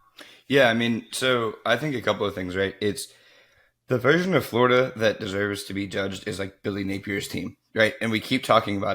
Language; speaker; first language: English; native; English